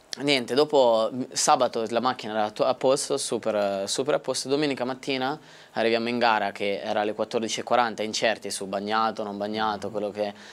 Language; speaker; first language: Italian; native; Italian